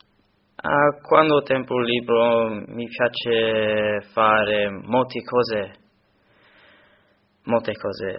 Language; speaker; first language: Italian; non-native, learner; English